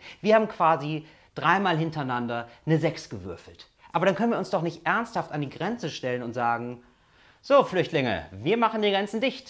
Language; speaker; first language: German; native; German